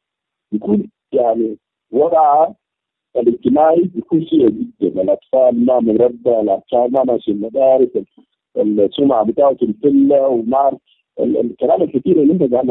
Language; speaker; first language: Arabic; native; Arabic